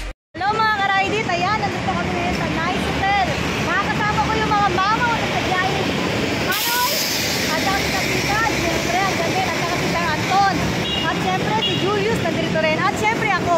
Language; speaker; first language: Filipino; native; Filipino